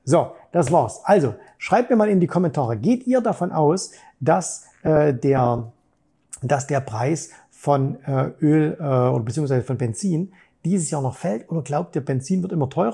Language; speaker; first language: German; native; German